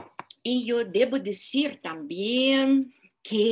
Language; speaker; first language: Spanish; non-native, fluent; Russian